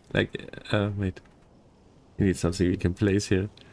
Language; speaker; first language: English; non-native, fluent; German